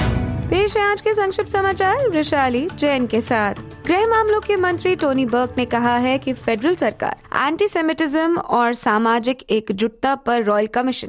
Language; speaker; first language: Hindi; native; Hindi